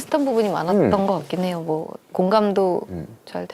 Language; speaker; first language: Korean; native; Korean